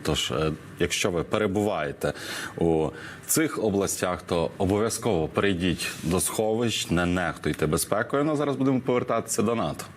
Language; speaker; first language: Ukrainian; native; Ukrainian